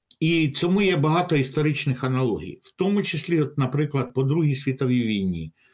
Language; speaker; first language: Ukrainian; non-native, local second language; Russian